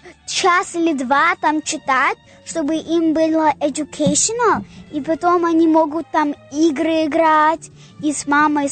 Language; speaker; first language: Russian; early bilingual, heritage; Russian